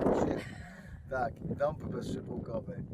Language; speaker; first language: Polish; native; Polish